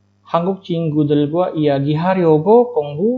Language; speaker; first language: Korean; non-native, fluent; Indonesian